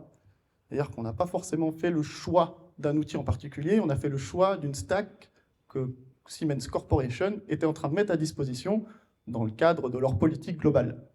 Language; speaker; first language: French; native; French